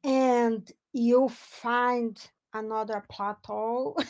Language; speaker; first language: English; non-native, learner; Portuguese